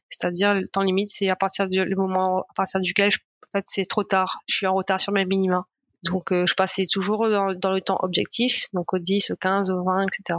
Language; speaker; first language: French; non-native, local second language; Morisyen